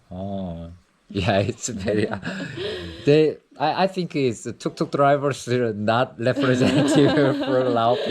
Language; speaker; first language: English; non-native, learner; Korean